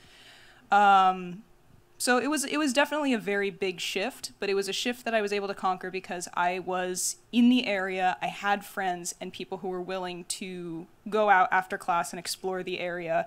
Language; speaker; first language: English; native; English